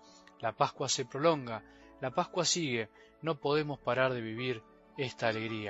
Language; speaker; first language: Spanish; native; Spanish